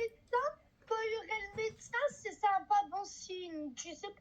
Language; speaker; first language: French; native; French